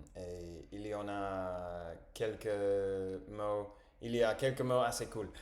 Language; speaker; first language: French; non-native, learner; English